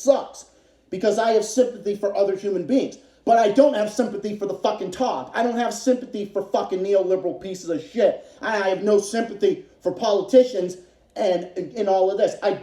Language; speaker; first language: English; native; English